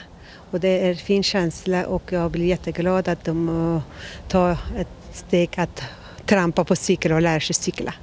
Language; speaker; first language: Swedish; non-native, learner; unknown